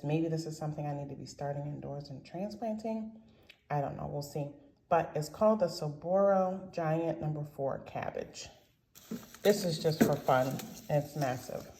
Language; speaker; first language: English; native; English